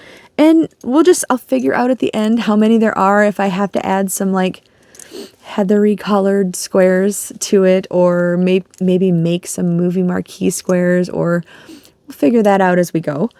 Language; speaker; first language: English; native; English